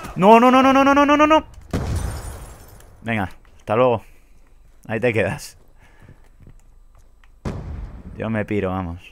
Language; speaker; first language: Spanish; native; Spanish